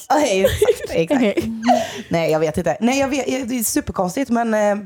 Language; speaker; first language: Swedish; native; Swedish